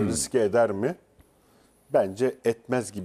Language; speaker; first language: Turkish; native; Turkish